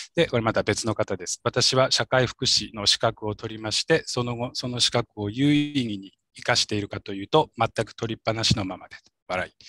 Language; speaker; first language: Japanese; native; Japanese